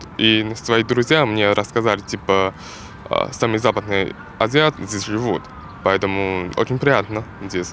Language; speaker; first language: Russian; non-native, learner; Chinese